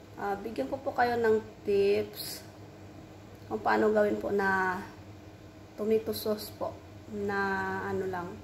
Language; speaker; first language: Filipino; non-native, local second language; Hiligaynon